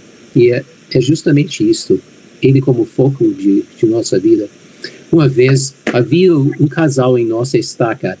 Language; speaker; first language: Portuguese; non-native, fluent; English